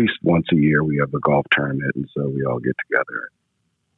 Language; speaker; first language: English; native; English